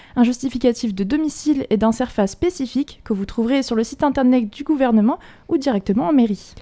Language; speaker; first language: French; native; French